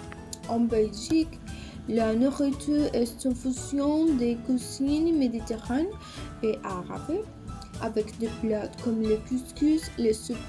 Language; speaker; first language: French; non-native, learner; Spanish